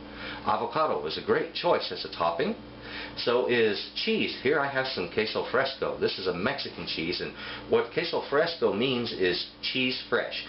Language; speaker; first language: English; native; English